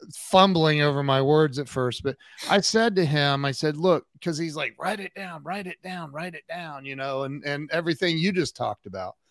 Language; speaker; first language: English; native; English